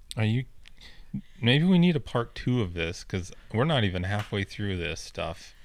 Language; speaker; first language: English; native; English